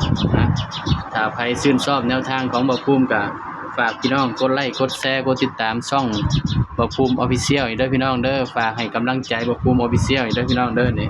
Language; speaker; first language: Thai; non-native, local second language; Northeastern Thai